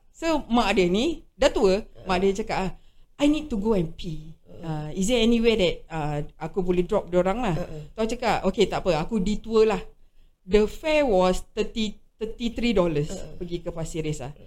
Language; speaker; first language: English; non-native, local second language; Malay